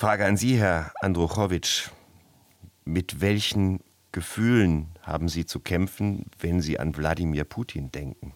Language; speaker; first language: German; native; German